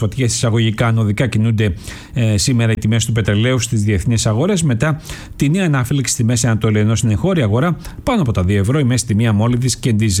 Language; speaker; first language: Greek; native; Greek